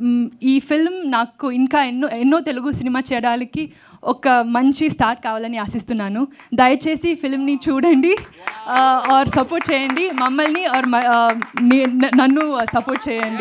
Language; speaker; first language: Telugu; non-native, learner; Tamil